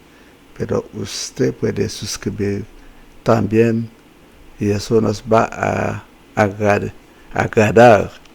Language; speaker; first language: Spanish; non-native, fluent; Haitian Creole